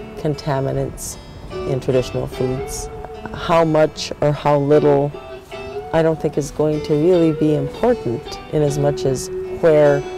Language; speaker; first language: English; native; English